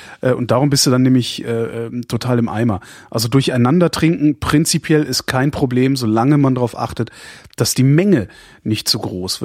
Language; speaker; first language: German; native; German